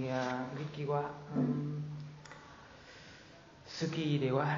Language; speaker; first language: Japanese; non-native, learner; Vietnamese